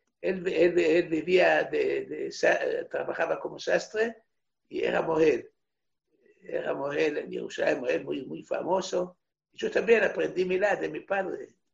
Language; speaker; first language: Spanish; non-native, fluent; Hebrew